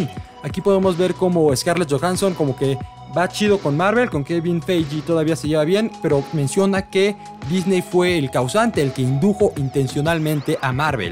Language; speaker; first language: Spanish; native; Spanish